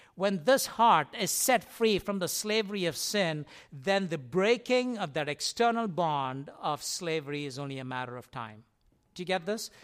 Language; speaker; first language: English; non-native, local second language; Tamil